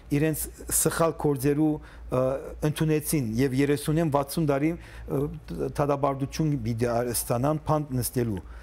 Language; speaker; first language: Armenian; early bilingual, heritage; Armenian